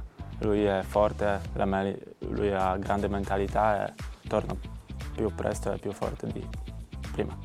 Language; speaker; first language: Italian; non-native, learner; Polish